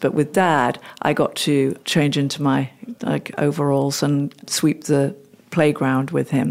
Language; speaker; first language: English; native; English